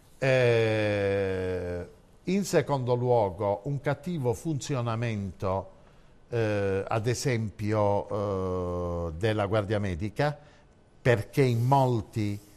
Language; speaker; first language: Italian; native; Italian